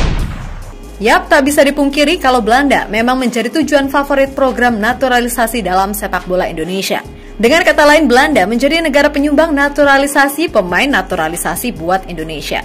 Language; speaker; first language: Indonesian; native; Indonesian